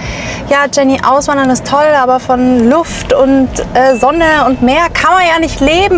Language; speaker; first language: German; native; German